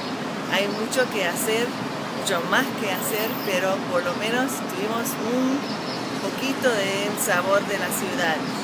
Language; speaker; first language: Spanish; non-native, fluent; English